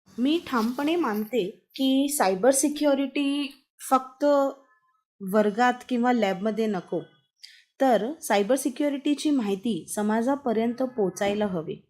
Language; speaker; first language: Marathi; non-native, local second language; Hindi